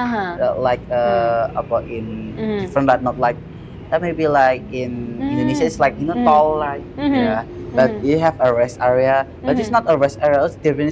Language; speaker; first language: English; non-native, learner; Indonesian